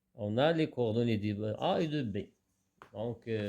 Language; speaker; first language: French; non-native, local second language; Arabic